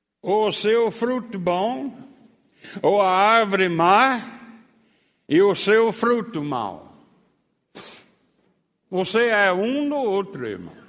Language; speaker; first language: Portuguese; non-native, fluent; English